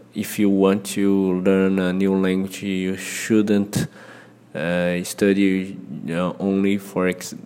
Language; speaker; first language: English; non-native, fluent; Portuguese